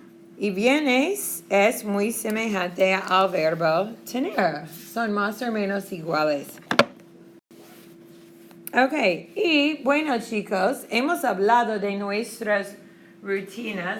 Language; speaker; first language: Spanish; non-native, fluent; English